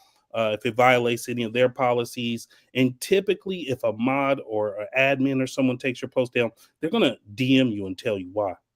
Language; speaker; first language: English; native; English